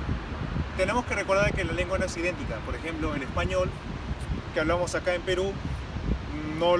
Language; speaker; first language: Spanish; native; Spanish